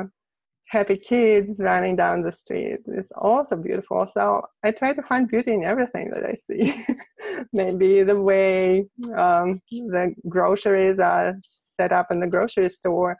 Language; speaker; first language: English; non-native, fluent; Russian